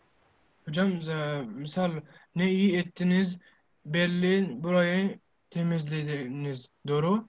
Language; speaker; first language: Turkish; non-native, learner; Arabic